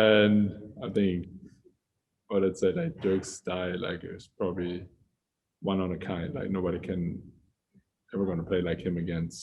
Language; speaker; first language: English; non-native, fluent; German